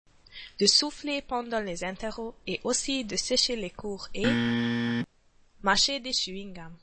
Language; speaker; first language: French; non-native, learner; Hungarian